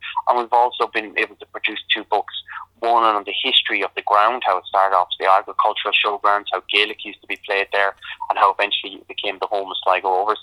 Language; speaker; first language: English; native; English